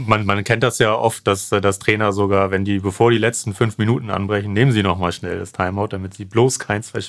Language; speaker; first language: German; native; German